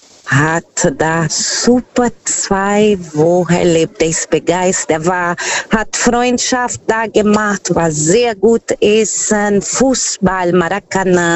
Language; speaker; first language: German; non-native, fluent; Portuguese